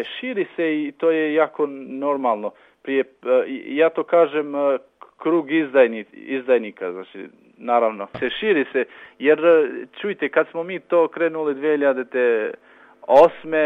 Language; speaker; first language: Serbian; non-native, local second language; Albanian